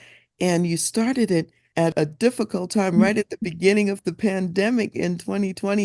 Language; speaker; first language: English; native; English